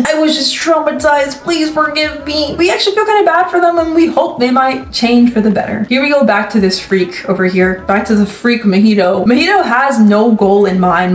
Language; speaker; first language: English; native; English